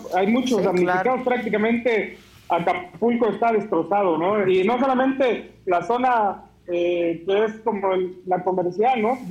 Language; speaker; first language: Spanish; native; Spanish